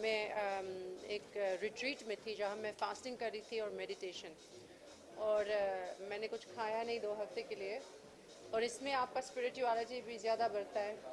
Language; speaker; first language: Hindi; early bilingual, heritage; English